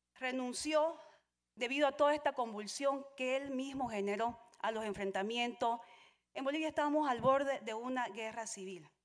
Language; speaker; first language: Spanish; native; Spanish